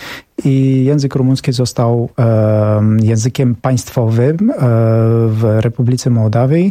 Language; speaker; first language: Polish; non-native, fluent; Romanian